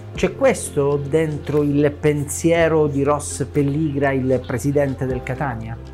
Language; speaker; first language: Italian; native; Italian